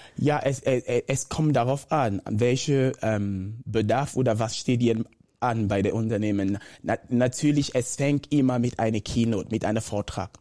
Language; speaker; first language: German; non-native, fluent; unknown